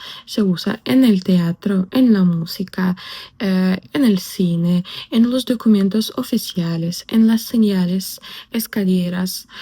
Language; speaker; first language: Spanish; non-native, fluent; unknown